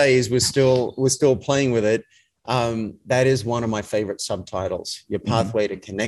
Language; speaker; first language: English; native; English